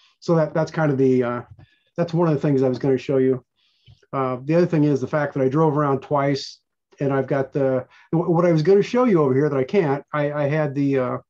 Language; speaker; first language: English; native; English